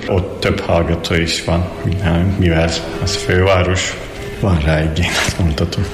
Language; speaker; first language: Hungarian; non-native, fluent; Turkish